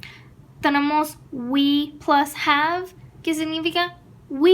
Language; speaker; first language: Spanish; non-native, fluent; English